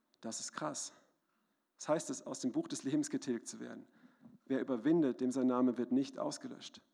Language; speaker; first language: German; native; German